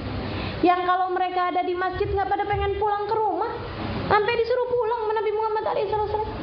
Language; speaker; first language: Indonesian; native; Indonesian